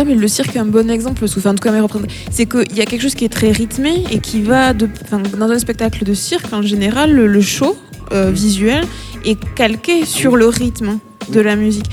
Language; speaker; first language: French; native; French